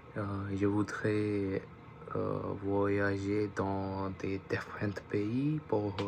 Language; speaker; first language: French; non-native, learner; Punjabi